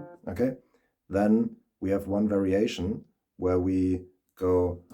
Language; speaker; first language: English; non-native, fluent; German